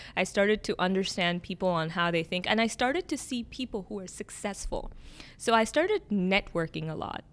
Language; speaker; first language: English; early bilingual, other home language; Arabic